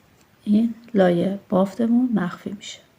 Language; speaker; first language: Persian; native; Persian